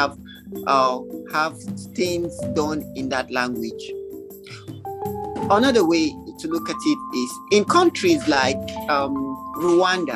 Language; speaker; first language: English; non-native, local second language; Ibibio